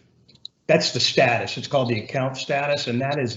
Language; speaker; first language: English; native; English